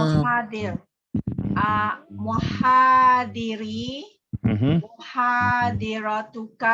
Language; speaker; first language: Arabic; non-native, learner; Malay